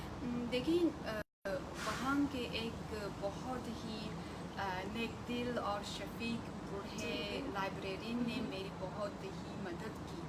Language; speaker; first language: Hindi; non-native, fluent; Chinese